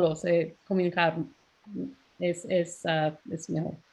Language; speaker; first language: Spanish; non-native, learner; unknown